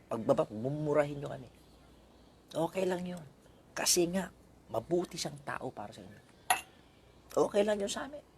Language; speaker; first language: Filipino; non-native, local second language; Iloko